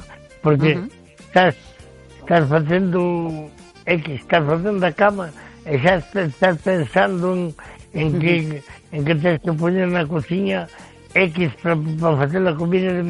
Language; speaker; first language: Spanish; native; Spanish